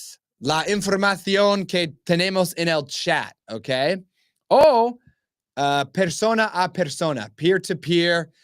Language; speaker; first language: Spanish; non-native, learner; English